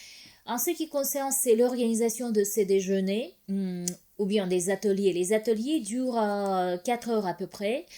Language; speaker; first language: French; non-native, fluent; Russian